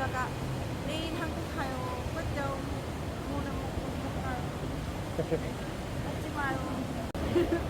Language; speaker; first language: Korean; non-native, learner; Thai